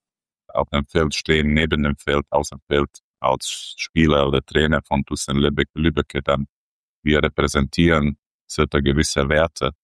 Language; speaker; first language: German; non-native, fluent; Croatian